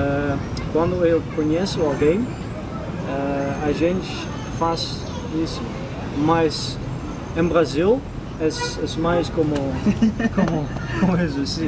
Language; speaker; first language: Portuguese; non-native, learner; Dutch